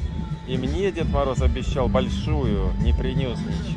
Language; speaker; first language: Russian; native; Russian